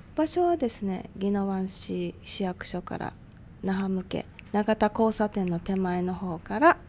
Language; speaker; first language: Japanese; early bilingual, other home language; Portuguese